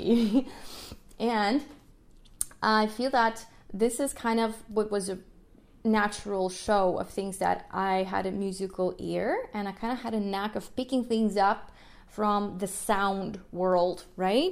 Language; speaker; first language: English; non-native, fluent; Russian